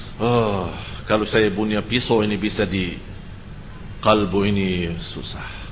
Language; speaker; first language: Indonesian; non-native, fluent; Arabic